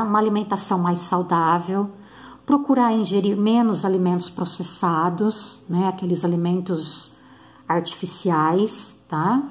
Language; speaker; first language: Portuguese; native; Portuguese